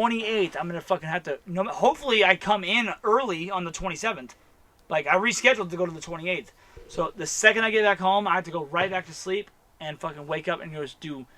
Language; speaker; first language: English; native; English